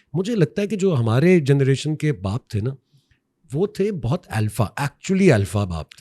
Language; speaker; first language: Urdu; non-native, local second language; Punjabi